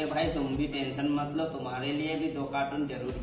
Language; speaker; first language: Hindi; native; Hindi